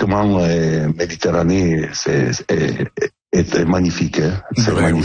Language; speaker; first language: French; non-native, learner; Italian